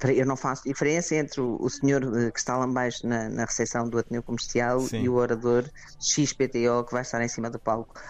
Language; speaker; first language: Portuguese; native; Portuguese